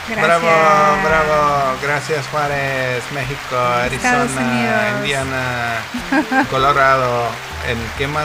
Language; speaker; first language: Spanish; non-native, learner; English